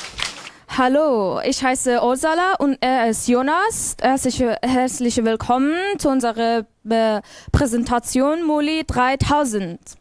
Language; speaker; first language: German; non-native, learner; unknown